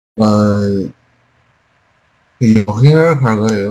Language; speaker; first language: Korean; non-native, learner; Chinese